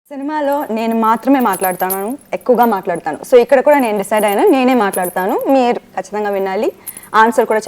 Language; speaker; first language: Telugu; non-native, fluent; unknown